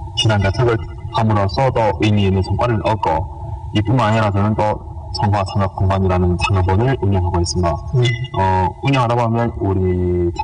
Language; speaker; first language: Korean; early bilingual, heritage; Korean